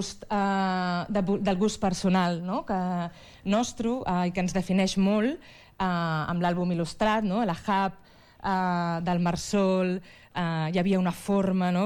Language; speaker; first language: Catalan; native; Catalan